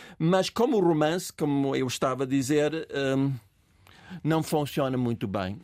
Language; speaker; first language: Portuguese; non-native, fluent; English